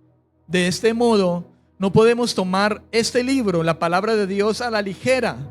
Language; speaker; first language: Spanish; native; Spanish